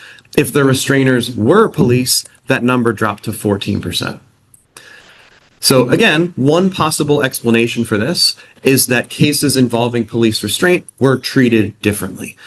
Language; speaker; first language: English; native; English